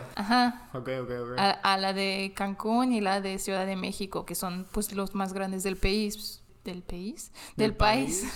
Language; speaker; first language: Spanish; non-native, fluent; English